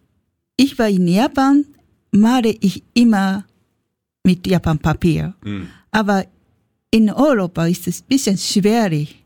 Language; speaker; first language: German; non-native, learner; Japanese